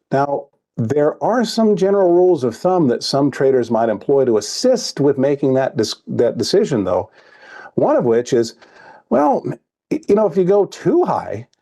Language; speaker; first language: English; native; English